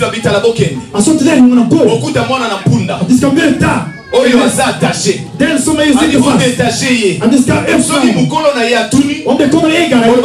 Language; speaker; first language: Swedish; non-native, fluent; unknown